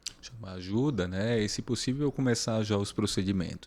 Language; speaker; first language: Portuguese; native; Portuguese